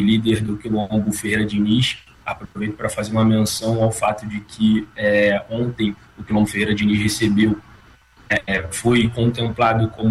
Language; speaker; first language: Portuguese; native; Portuguese